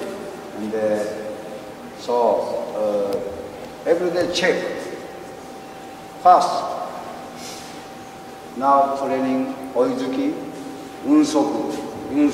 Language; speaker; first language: English; non-native, learner; Japanese